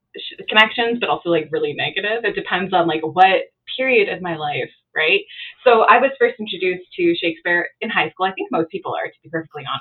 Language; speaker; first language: English; native; English